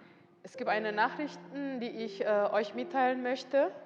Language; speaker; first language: German; non-native, learner; Indonesian